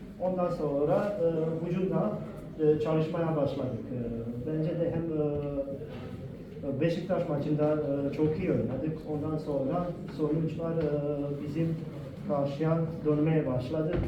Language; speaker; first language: Turkish; non-native, fluent; Bosnian